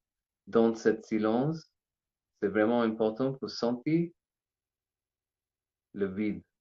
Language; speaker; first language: French; non-native, learner; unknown